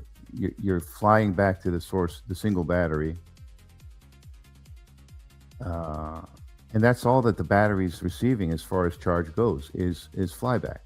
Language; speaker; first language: English; native; English